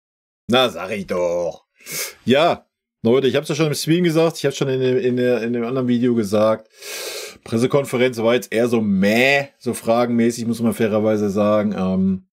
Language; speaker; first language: German; native; German